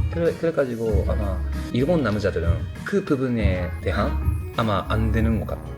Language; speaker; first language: Korean; non-native, learner; Japanese